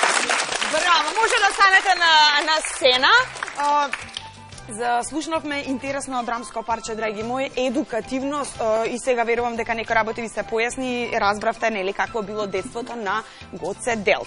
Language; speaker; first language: Macedonian; native; Macedonian